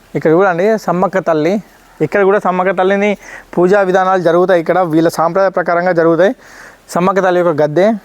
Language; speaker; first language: Telugu; native; Telugu